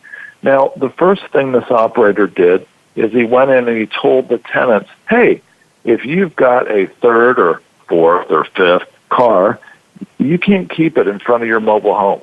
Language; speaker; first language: English; native; English